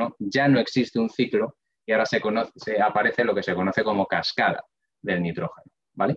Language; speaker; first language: Spanish; native; Spanish